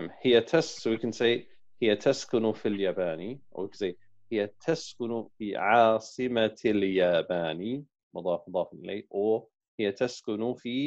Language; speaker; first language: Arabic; non-native, fluent; English